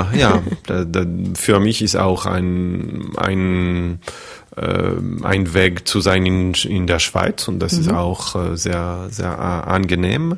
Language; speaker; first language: German; non-native, fluent; French